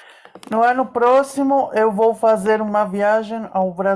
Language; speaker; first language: Portuguese; non-native, learner; Spanish